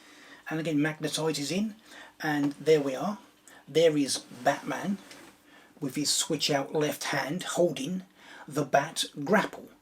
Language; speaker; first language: English; native; English